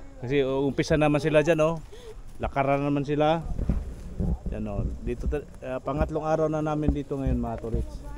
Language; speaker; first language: Filipino; non-native, local second language; Cebuano